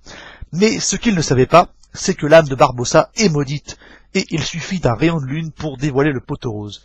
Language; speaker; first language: French; native; French